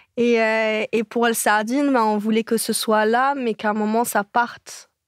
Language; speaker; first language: French; non-native, local second language; Arabic